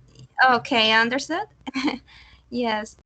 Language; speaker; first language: English; non-native, learner; Spanish